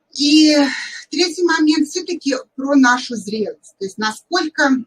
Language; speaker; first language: Russian; native; Russian